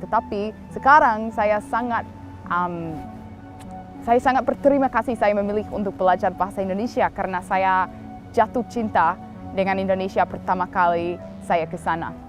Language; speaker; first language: Indonesian; non-native, fluent; English